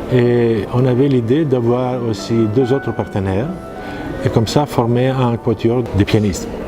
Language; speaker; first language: French; non-native, fluent; Greek